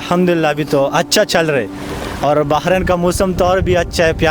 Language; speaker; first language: Hindi; non-native, local second language; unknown